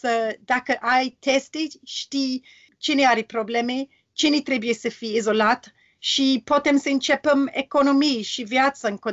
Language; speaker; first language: Romanian; non-native, learner; English